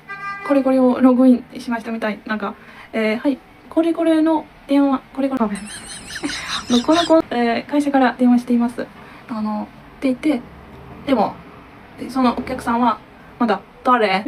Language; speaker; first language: Japanese; non-native, learner; Turkish